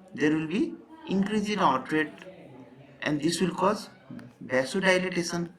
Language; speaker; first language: English; non-native, local second language; Nepali